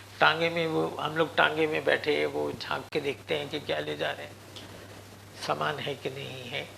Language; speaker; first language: Hindi; non-native, local second language; Punjabi